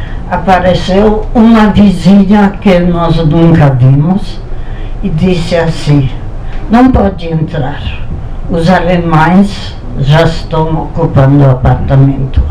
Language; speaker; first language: Portuguese; non-native, fluent; Polish